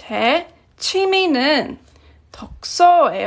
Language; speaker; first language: Korean; non-native, fluent; English